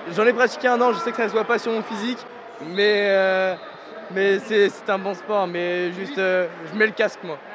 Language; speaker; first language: French; native; French